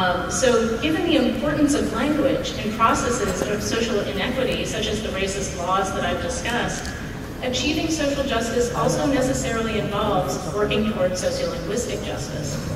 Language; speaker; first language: English; native; English